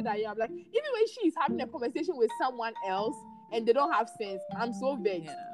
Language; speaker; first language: English; non-native, local second language; Akan